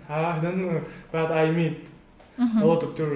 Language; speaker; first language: English; non-native, learner; Kazakh